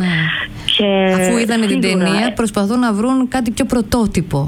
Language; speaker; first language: Greek; native; Greek